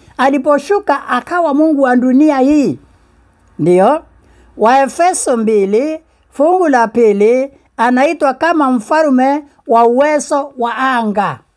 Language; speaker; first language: Swahili; non-native, local second language; Meru